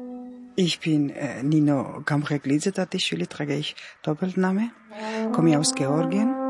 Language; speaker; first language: German; non-native, learner; Georgian